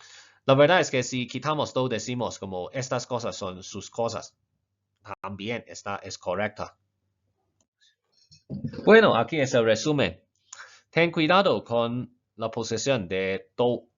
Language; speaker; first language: Spanish; non-native, fluent; Chinese